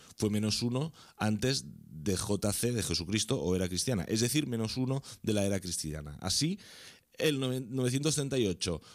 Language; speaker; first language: Spanish; non-native, local second language; Catalan